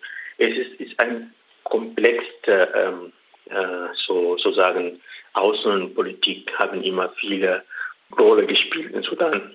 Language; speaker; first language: German; non-native, learner; Arabic